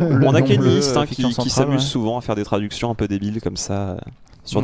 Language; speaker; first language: French; native; French